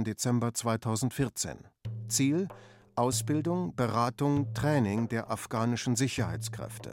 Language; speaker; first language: German; native; German